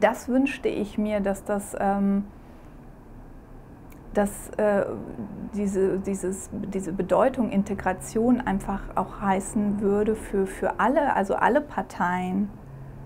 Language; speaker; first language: German; early bilingual, other home language; Croatian